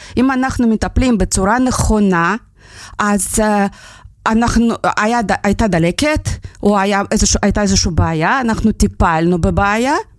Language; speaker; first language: Hebrew; non-native, fluent; Russian